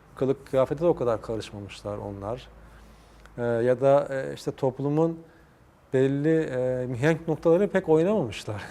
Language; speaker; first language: Turkish; native; Turkish